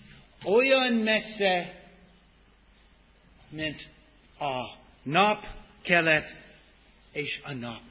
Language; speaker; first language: Hungarian; non-native, fluent; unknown